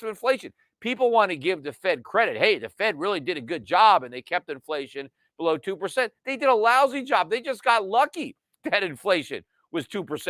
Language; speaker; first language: English; native; English